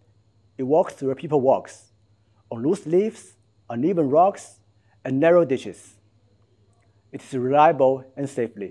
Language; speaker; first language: English; non-native, fluent; Chinese